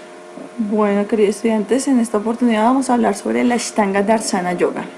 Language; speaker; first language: Spanish; native; Spanish